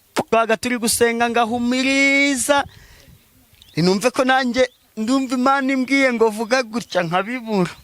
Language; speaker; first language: Kinyarwanda; native; Kinyarwanda